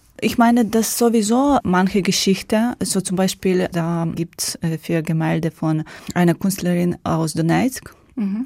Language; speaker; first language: German; non-native, learner; Ukrainian